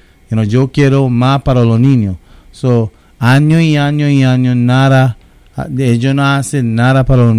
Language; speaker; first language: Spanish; early bilingual, heritage; English